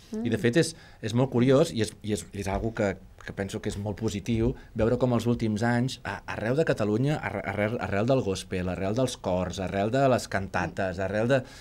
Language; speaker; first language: Catalan; native; Catalan